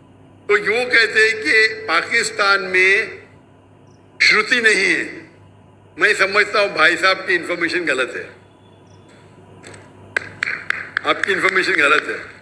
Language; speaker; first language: Hindi; non-native, local second language; Konkani